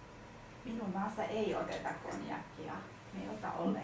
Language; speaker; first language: Finnish; non-native, learner; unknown